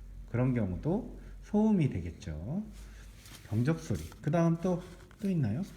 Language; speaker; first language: Korean; native; Korean